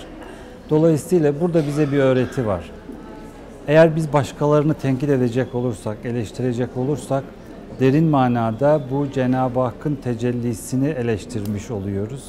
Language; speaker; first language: Turkish; native; Turkish